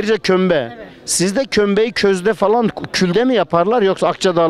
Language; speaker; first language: Turkish; native; Turkish